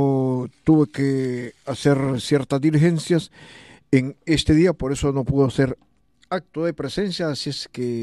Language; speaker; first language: Spanish; native; Spanish